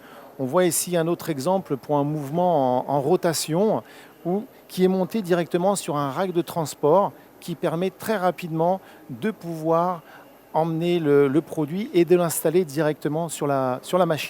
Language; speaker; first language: French; native; French